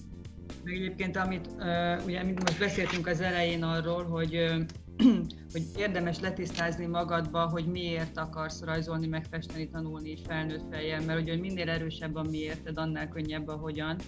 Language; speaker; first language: Hungarian; native; Hungarian